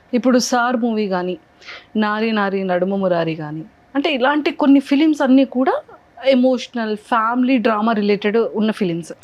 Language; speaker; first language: Telugu; native; Telugu